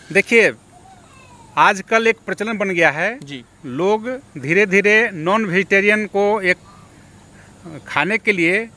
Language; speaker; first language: Hindi; native; Hindi